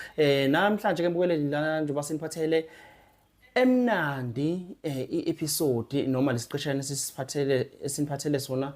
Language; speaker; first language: Zulu; native; Zulu